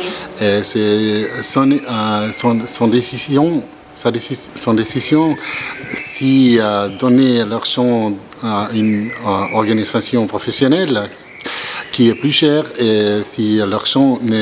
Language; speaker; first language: French; non-native, learner; German